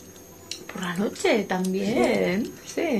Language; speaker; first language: Spanish; non-native, fluent; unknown